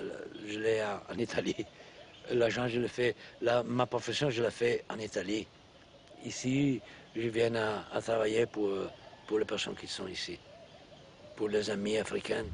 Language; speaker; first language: French; non-native, learner; Italian